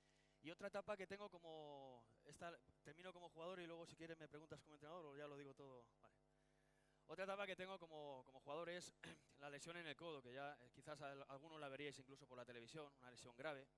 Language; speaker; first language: Spanish; native; Spanish